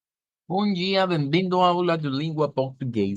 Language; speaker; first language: Portuguese; non-native, fluent; Spanish